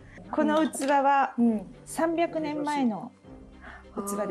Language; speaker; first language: Japanese; native; Japanese